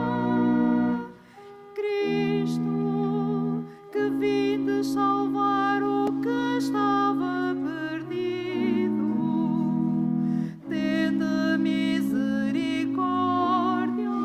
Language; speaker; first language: Portuguese; native; Portuguese